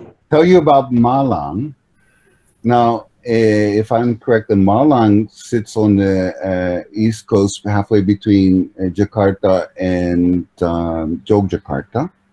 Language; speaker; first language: English; native; English